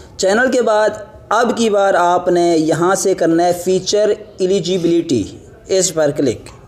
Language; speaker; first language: Urdu; non-native, local second language; Punjabi